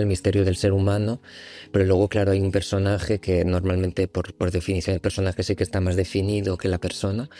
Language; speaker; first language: Spanish; native; Spanish